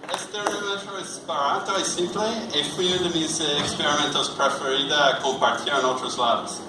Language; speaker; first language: Spanish; non-native, learner; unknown